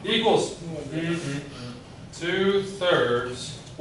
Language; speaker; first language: English; native; English